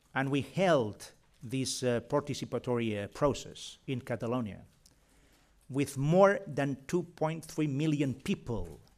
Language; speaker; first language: English; non-native, fluent; Catalan